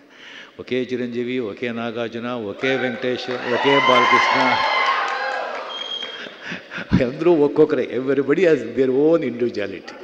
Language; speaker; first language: Telugu; non-native, local second language; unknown